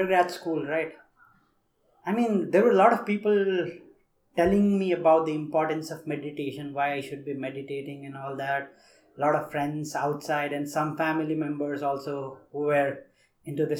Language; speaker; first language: English; non-native, local second language; Nepali